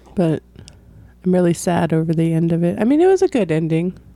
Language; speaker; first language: English; native; English